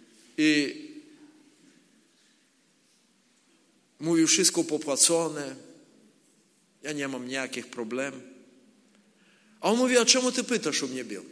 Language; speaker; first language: Polish; non-native, learner; Ukrainian